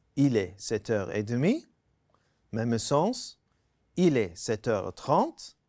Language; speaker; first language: French; non-native, fluent; Arabic